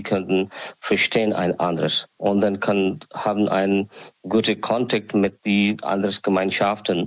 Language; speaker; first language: German; non-native, learner; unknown